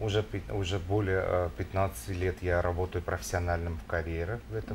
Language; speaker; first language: Russian; non-native, fluent; Romanian